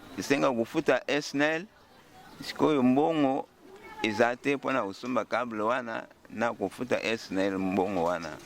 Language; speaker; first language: Lingala; non-native, local second language; Luba-Lulua